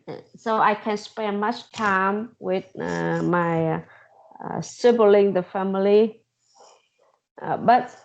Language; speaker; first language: English; non-native, learner; Vietnamese